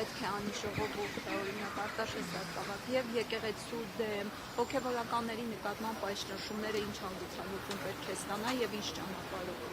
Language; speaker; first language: Armenian; native; Armenian